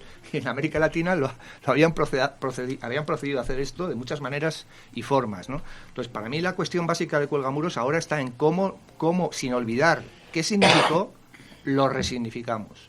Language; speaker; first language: Spanish; native; Spanish